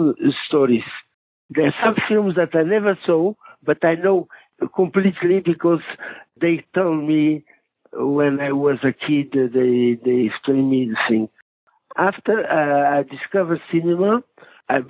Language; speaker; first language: English; non-native, fluent; Portuguese